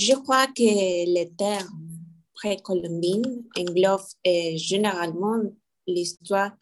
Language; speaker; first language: French; non-native, learner; Spanish